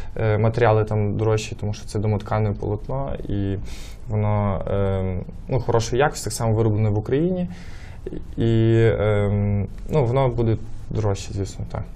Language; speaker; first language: Ukrainian; native; Ukrainian